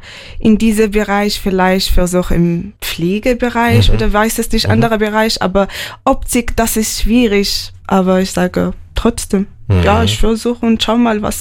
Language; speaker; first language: German; non-native, learner; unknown